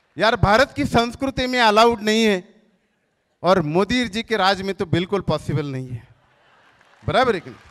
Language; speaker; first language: Hindi; non-native, local second language; Marathi